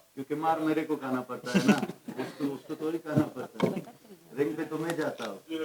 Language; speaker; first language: Hindi; non-native, fluent; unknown